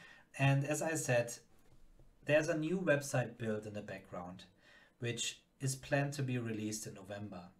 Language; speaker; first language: English; non-native, fluent; German